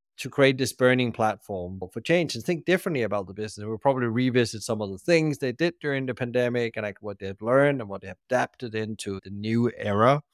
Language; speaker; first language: English; non-native, fluent; Danish